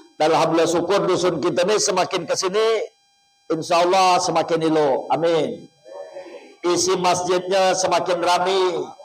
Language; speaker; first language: Malay; native; Malay